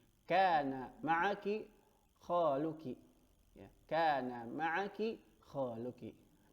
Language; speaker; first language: Arabic; non-native, fluent; Indonesian